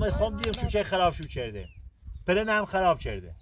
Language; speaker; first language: Persian; non-native, local second language; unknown